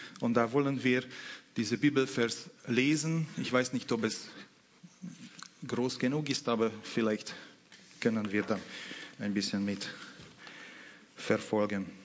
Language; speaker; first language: German; non-native, fluent; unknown